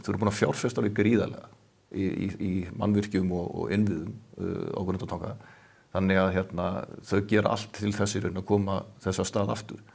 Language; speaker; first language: Icelandic; native; Icelandic